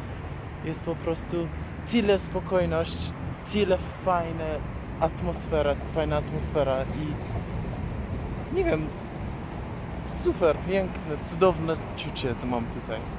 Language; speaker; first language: Polish; non-native, fluent; Persian